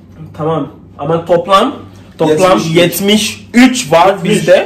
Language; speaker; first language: Turkish; non-native, learner; English